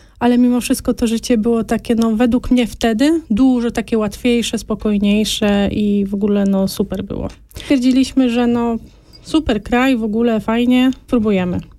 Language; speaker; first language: Polish; native; Polish